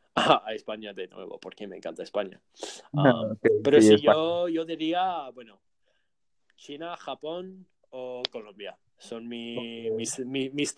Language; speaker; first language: Spanish; non-native, fluent; English